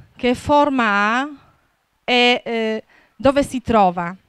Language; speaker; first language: Italian; non-native, fluent; Polish